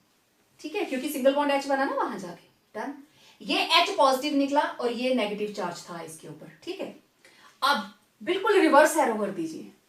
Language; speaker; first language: Hindi; native; Hindi